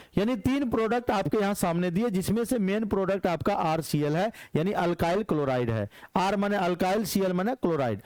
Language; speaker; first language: Hindi; native; Hindi